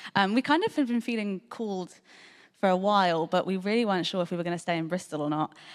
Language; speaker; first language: English; native; English